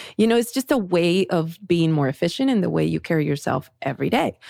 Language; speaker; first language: English; early bilingual, other home language; Spanish